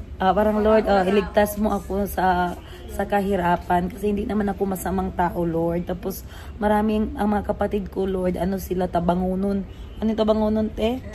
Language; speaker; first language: Filipino; non-native, local second language; Cebuano